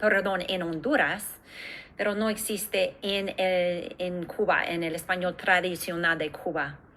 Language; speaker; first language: Spanish; non-native, fluent; English